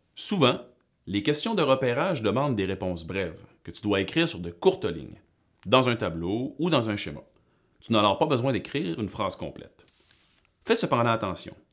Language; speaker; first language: French; native; French